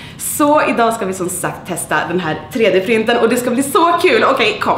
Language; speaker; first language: Swedish; native; Swedish